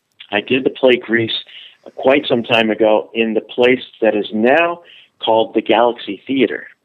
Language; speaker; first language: English; early bilingual, other home language; Spanish